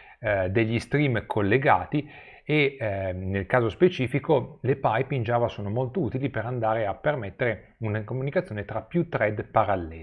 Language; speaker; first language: Italian; native; Italian